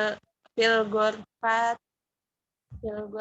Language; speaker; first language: Arabic; non-native, learner; Indonesian